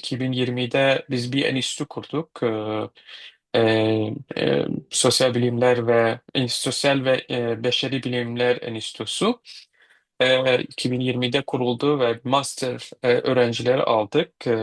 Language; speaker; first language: Turkish; non-native, fluent; Kurdish